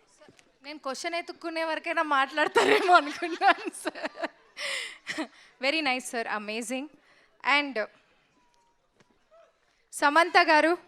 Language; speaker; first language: Telugu; native; Telugu